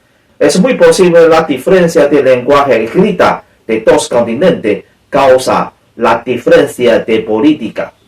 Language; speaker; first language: Spanish; non-native, learner; Chinese